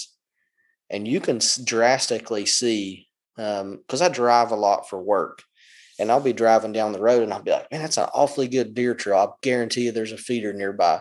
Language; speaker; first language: English; native; English